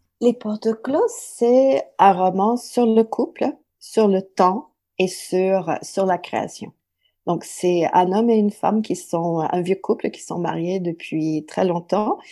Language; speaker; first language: French; non-native, local second language; English